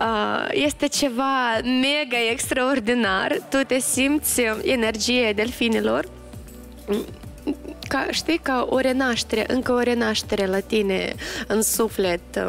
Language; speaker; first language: Romanian; non-native, local second language; Russian